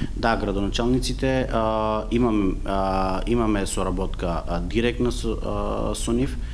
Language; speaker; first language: Macedonian; non-native, local second language; Romany